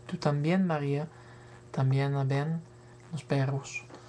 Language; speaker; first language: Spanish; non-native, learner; English